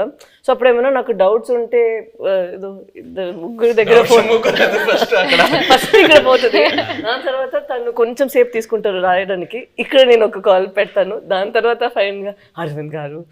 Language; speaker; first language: Telugu; non-native, fluent; Tamil